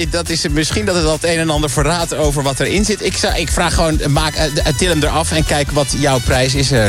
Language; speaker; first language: Dutch; native; Dutch